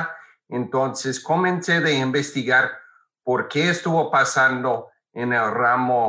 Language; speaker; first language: Spanish; non-native, fluent; English